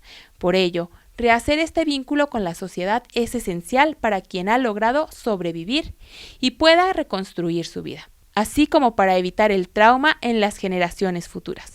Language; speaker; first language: Spanish; native; Spanish